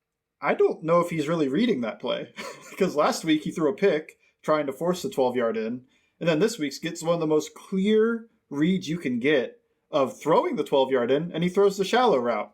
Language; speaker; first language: English; native; English